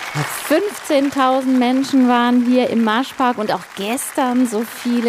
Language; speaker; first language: German; native; German